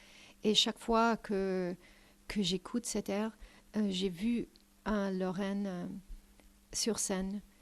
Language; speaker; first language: French; non-native, fluent; English